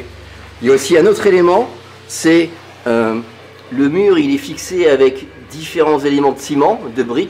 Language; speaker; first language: French; native; French